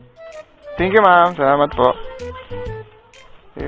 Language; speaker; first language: Filipino; native; Filipino